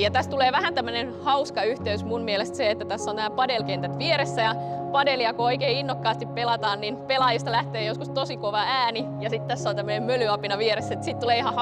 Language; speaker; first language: Finnish; native; Finnish